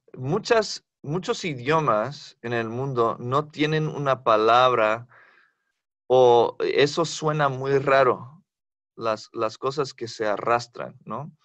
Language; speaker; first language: Spanish; non-native, fluent; English